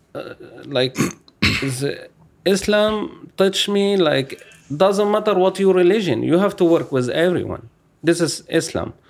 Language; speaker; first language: English; non-native, learner; Arabic